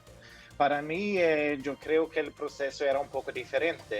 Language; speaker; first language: Spanish; early bilingual, heritage; Norwegian